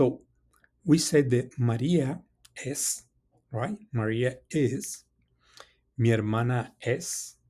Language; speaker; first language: Spanish; non-native, fluent; English